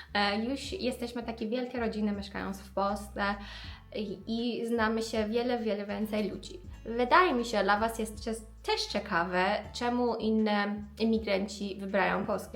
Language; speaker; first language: Polish; non-native, fluent; Persian